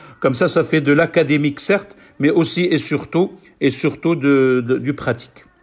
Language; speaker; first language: French; non-native, local second language; Arabic